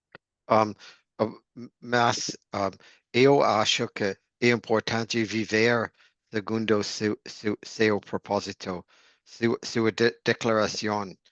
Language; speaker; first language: Portuguese; non-native, learner; English